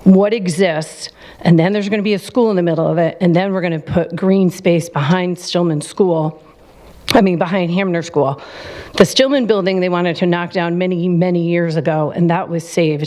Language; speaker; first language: English; native; English